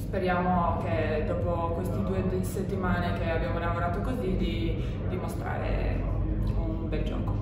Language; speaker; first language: Italian; non-native, fluent; Albanian